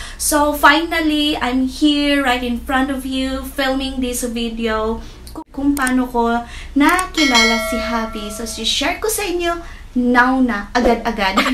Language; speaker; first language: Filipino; non-native, local second language; Cebuano